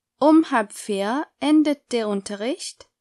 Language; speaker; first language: German; non-native, fluent; Turkish